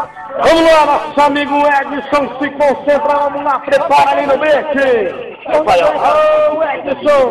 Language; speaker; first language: Portuguese; native; Portuguese